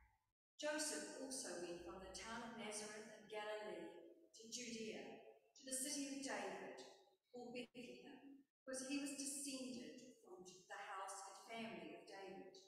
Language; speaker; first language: English; native; English